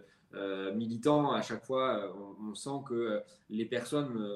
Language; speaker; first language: French; native; French